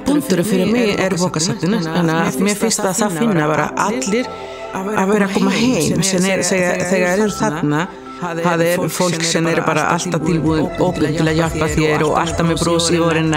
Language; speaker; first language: Icelandic; non-native, fluent; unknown